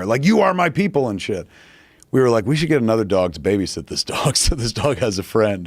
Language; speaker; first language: English; native; English